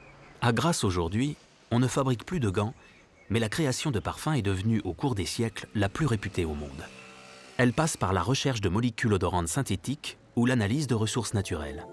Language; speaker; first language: French; native; French